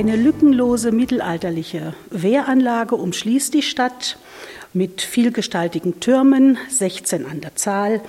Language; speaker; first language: German; native; German